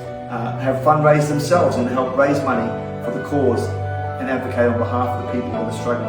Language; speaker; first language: English; native; English